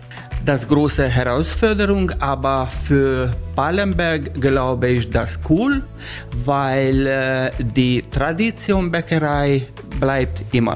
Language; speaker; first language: German; non-native, learner; Hungarian